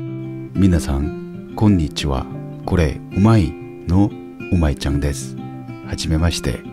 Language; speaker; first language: Japanese; non-native, learner; Korean